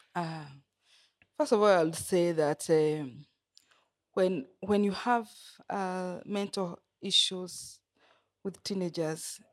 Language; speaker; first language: English; non-native, local second language; Kikuyu